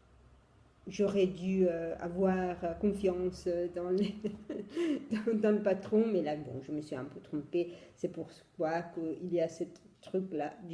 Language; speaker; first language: French; non-native, fluent; Italian